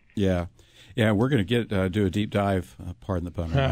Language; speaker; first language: English; native; English